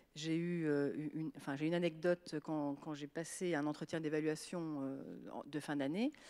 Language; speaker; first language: French; native; French